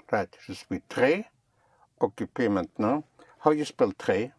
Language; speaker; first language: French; non-native, fluent; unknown